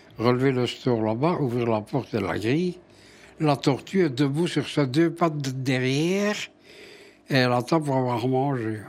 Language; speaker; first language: French; native; French